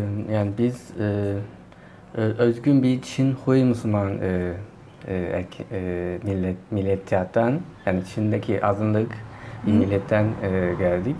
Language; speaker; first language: Turkish; non-native, fluent; Chinese